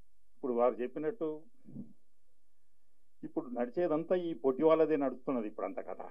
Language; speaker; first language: Telugu; native; Telugu